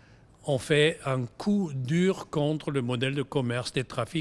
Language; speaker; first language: French; non-native, fluent; German